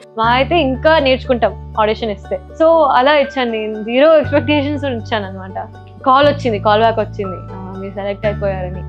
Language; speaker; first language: Telugu; early bilingual, heritage; Telugu